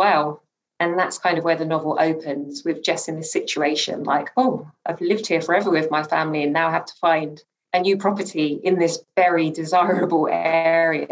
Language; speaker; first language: English; native; English